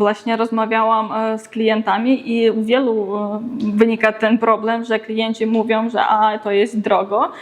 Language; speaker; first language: Polish; native; Polish